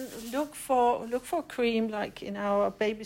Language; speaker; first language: English; non-native, fluent; Danish